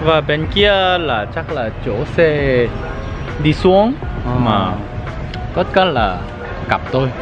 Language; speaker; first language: Vietnamese; non-native, fluent; Korean